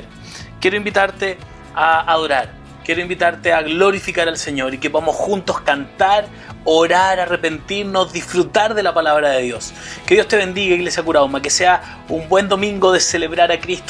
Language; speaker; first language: Spanish; native; Spanish